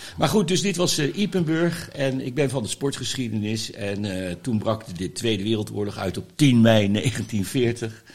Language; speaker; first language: Dutch; native; Dutch